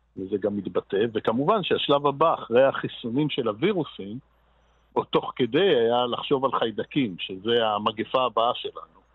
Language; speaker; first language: Hebrew; native; Hebrew